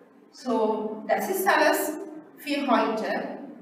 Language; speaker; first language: German; non-native, learner; Sinhala